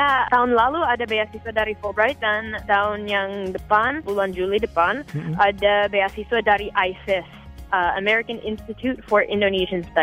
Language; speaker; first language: Indonesian; non-native, fluent; English